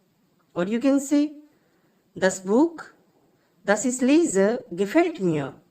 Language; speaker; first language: German; non-native, fluent; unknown